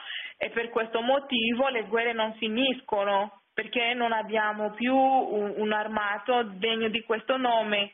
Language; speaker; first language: Italian; non-native, fluent; French